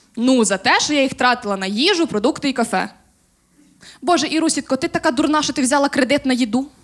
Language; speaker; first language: Ukrainian; native; Ukrainian